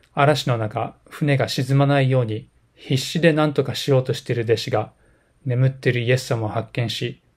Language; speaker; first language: Japanese; native; Japanese